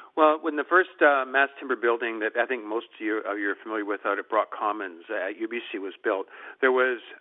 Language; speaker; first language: English; native; English